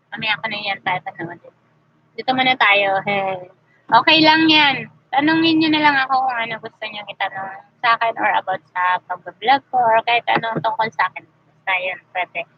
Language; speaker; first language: Filipino; non-native, local second language; Masbatenyo